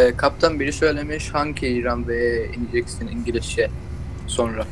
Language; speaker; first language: Turkish; early bilingual, heritage; Turkish